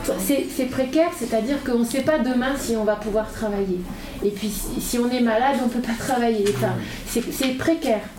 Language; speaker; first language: French; native; French